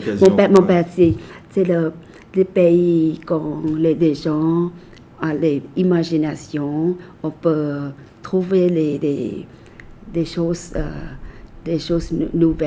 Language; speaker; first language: French; non-native, fluent; Thai